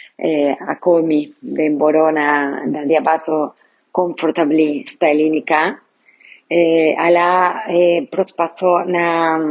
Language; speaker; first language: Greek; non-native, learner; Portuguese